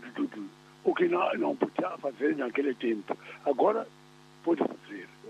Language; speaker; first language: Portuguese; non-native, local second language; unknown